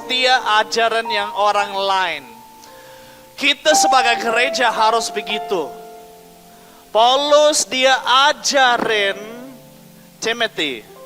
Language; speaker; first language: Indonesian; non-native, fluent; English